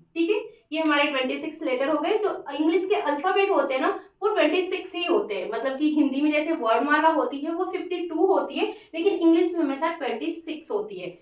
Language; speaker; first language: Hindi; native; Hindi